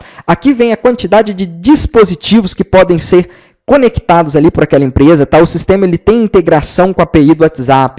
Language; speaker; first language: Portuguese; native; Portuguese